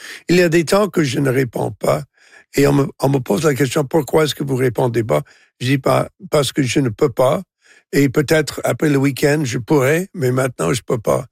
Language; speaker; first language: French; non-native, local second language; English